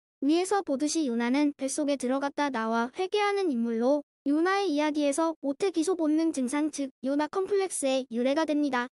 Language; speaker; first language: Korean; native; Korean